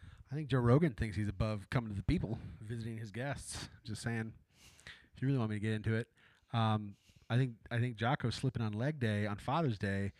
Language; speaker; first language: English; early bilingual, other home language; Spanish